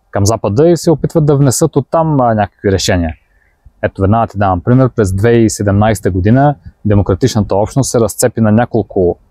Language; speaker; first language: Bulgarian; native; Bulgarian